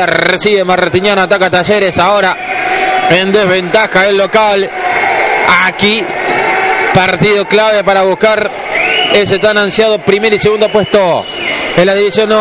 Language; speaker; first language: Spanish; native; Spanish